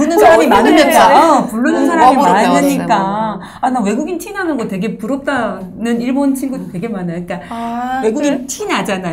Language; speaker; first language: Korean; non-native, fluent; Japanese